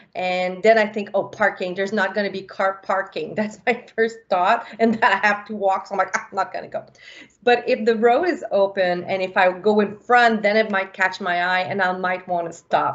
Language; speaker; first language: English; non-native, local second language; French